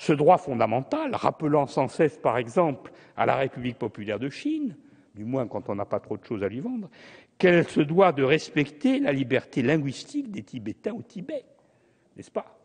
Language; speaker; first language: French; native; French